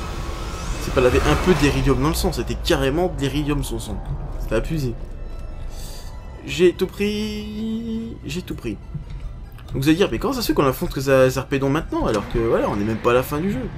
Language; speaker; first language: French; native; French